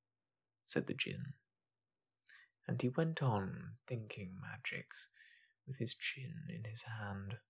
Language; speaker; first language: English; native; English